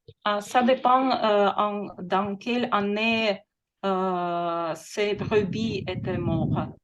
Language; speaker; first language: French; non-native, fluent; Russian